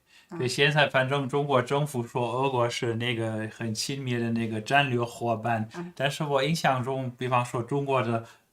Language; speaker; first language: Chinese; non-native, fluent; German